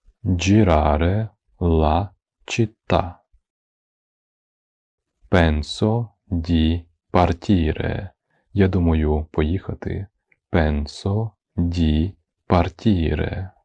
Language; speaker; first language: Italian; non-native, fluent; Ukrainian